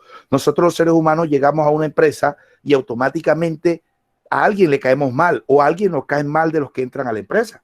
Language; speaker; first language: Spanish; native; Spanish